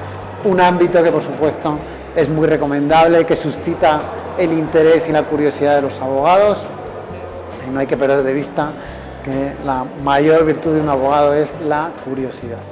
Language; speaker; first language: Spanish; native; Spanish